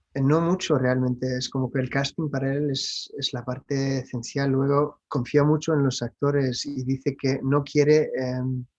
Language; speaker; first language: Spanish; non-native, fluent; French